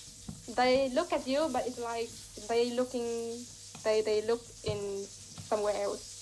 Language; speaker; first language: English; non-native, fluent; Vietnamese